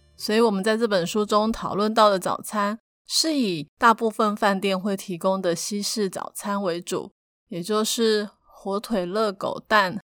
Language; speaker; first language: Chinese; native; Chinese